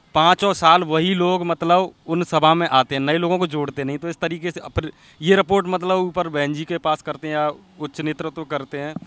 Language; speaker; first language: Hindi; native; Hindi